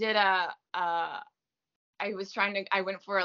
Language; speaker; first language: English; non-native, fluent; French